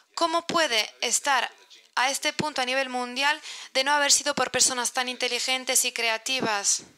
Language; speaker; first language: Spanish; non-native, fluent; Persian